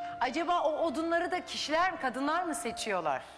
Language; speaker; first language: Turkish; native; Turkish